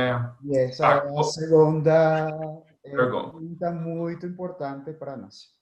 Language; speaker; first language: Portuguese; non-native, fluent; Spanish